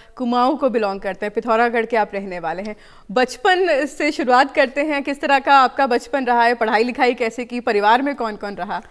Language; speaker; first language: Hindi; native; Hindi